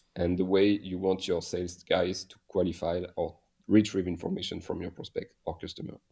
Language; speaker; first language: English; non-native, fluent; French